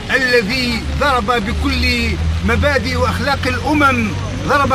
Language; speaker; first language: Arabic; native; Arabic